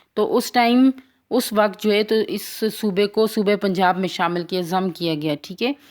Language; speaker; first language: Urdu; non-native, local second language; Pashto